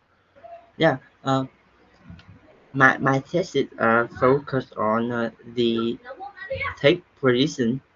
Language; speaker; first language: English; non-native, learner; Vietnamese